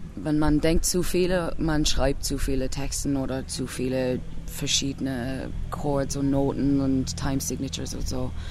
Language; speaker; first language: German; non-native, learner; English